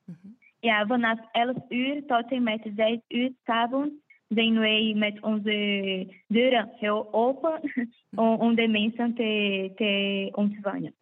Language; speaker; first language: Dutch; non-native, fluent; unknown